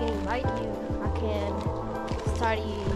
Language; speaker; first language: English; non-native, fluent; Spanish